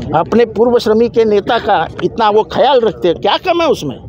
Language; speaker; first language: Hindi; non-native, local second language; Marathi